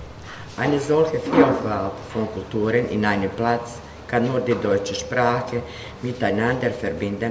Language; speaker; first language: German; non-native, learner; Croatian